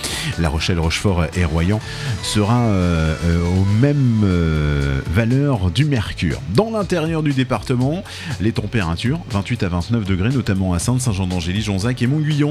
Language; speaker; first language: French; native; French